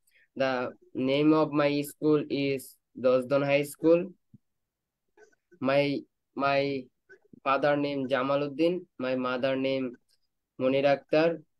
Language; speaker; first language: English; non-native, learner; Bangla